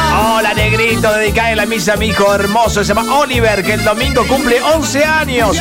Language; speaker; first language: Spanish; native; Spanish